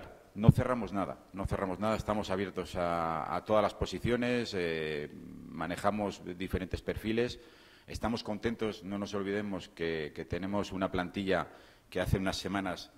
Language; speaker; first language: Spanish; native; Spanish